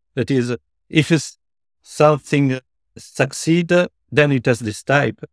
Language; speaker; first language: English; non-native, fluent; Italian